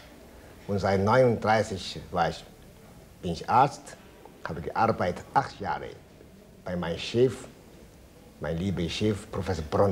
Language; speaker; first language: German; non-native, fluent; Chinese